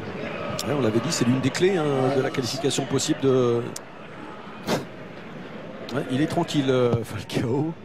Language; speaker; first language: French; native; French